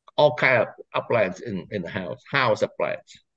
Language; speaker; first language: English; non-native, fluent; Vietnamese